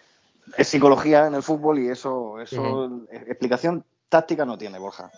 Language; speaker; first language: Spanish; native; Spanish